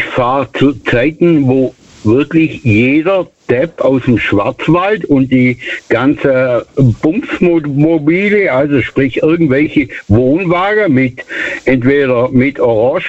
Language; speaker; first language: German; native; German